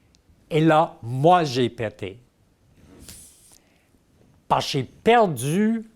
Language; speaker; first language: French; non-native, local second language; English